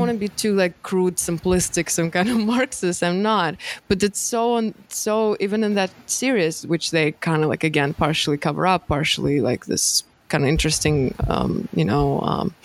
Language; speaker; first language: English; non-native, fluent; Russian